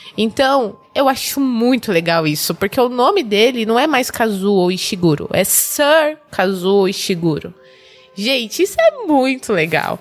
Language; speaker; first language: Portuguese; native; Portuguese